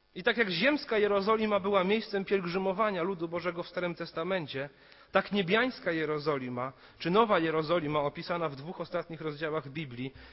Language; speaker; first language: Polish; native; Polish